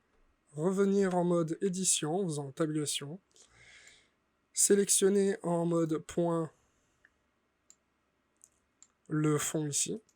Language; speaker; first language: French; native; French